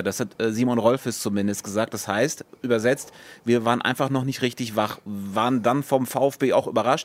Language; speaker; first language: German; native; German